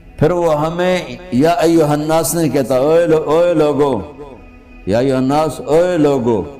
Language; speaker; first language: Urdu; non-native, local second language; Punjabi